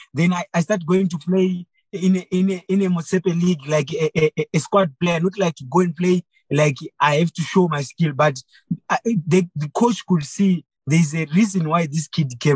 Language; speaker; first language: English; non-native, local second language; Shona